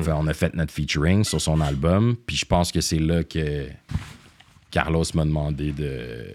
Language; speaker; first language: French; native; French